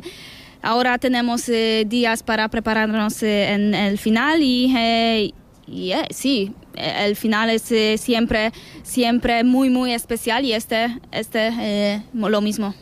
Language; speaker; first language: Spanish; non-native, learner; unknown